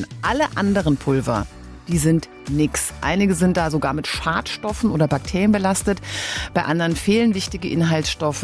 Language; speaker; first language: German; native; German